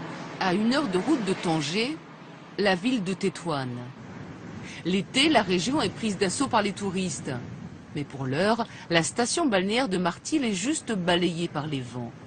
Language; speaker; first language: French; native; French